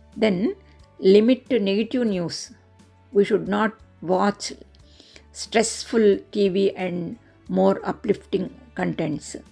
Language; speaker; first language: English; non-native, local second language; Telugu